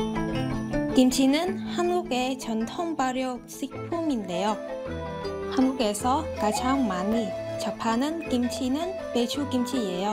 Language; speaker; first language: Korean; non-native, fluent; Vietnamese